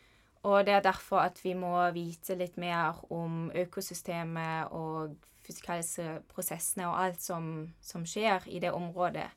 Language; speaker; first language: Norwegian; non-native, fluent; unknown